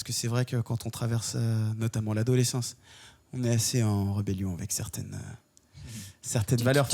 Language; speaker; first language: French; native; French